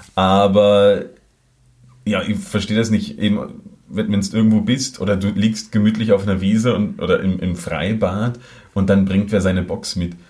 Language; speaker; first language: German; native; German